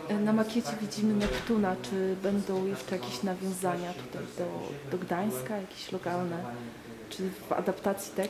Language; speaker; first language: Polish; native; Polish